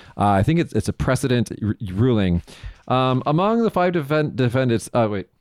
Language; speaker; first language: English; native; English